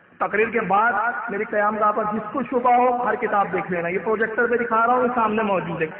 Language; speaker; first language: Urdu; native; Urdu